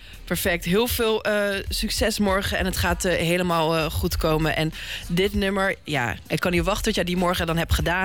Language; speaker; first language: Dutch; native; Dutch